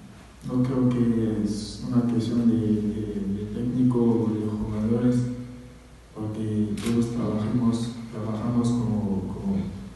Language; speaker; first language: Spanish; non-native, fluent; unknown